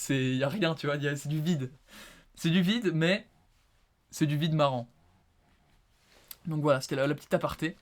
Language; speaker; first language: French; native; French